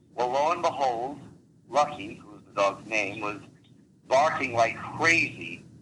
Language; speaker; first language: English; early bilingual, other home language; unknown